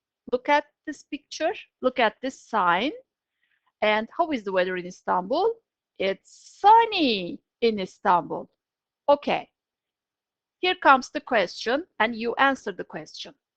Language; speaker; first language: English; non-native, fluent; Turkish